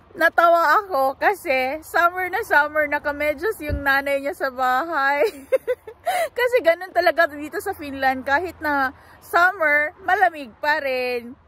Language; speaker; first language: Filipino; non-native, local second language; Cebuano